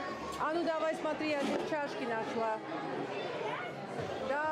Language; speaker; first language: Russian; native; Russian